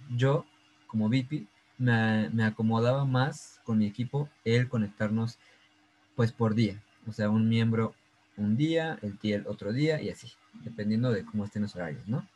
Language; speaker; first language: Spanish; native; Spanish